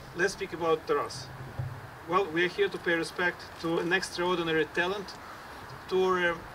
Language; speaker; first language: English; non-native, fluent; Ukrainian